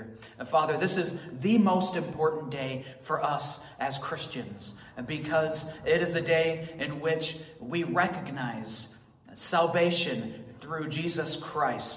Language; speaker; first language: English; native; English